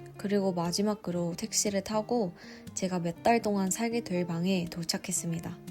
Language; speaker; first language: Korean; non-native, fluent; Vietnamese